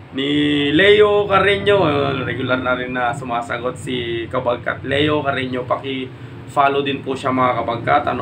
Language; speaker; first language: Filipino; non-native, local second language; Iloko